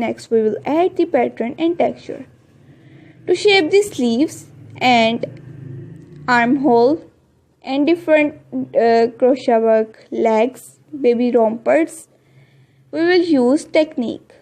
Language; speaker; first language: English; non-native, learner; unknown